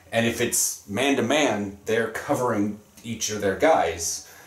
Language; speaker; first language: English; native; English